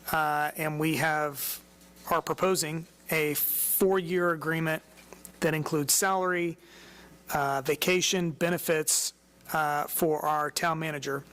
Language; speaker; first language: English; native; English